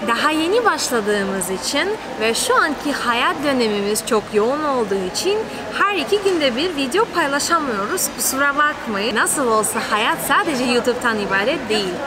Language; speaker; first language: Turkish; non-native, fluent; Russian